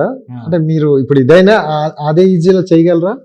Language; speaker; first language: Telugu; native; Telugu